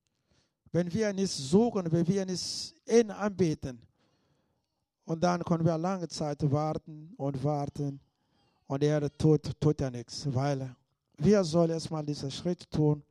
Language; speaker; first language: German; non-native, fluent; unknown